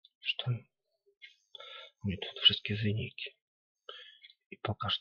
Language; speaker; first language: Polish; native; Polish